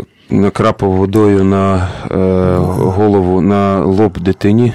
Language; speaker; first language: Ukrainian; native; Ukrainian